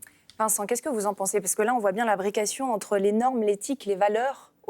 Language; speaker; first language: French; native; French